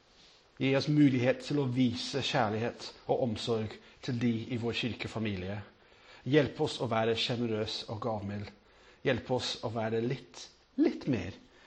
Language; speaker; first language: Norwegian; non-native, fluent; English